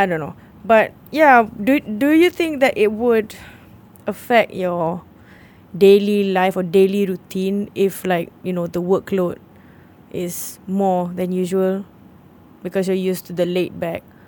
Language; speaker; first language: English; non-native, local second language; Malay